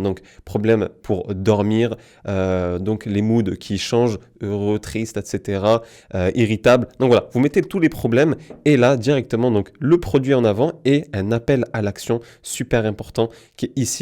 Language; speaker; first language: French; native; French